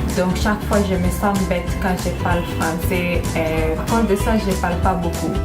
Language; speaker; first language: French; non-native, learner; Swahili